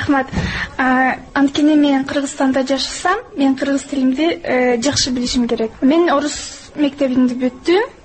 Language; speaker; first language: Kyrgyz; non-native, local second language; Russian